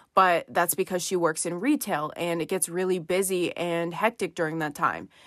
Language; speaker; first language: English; native; English